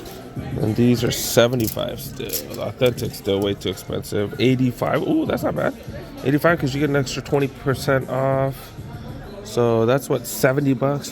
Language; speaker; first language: English; native; English